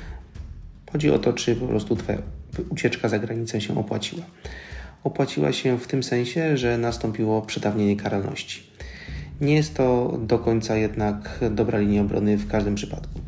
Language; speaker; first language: Polish; native; Polish